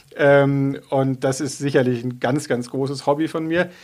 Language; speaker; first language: German; native; German